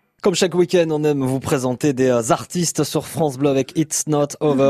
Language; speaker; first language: French; native; French